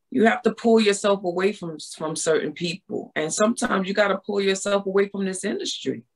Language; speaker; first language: English; native; English